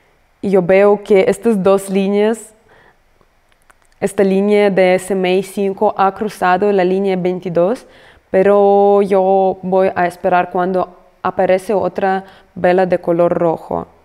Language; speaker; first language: Spanish; non-native, fluent; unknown